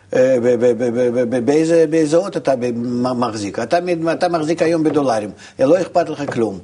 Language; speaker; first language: Hebrew; non-native, fluent; Russian